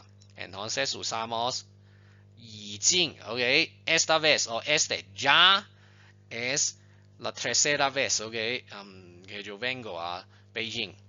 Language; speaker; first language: Spanish; non-native, fluent; Chinese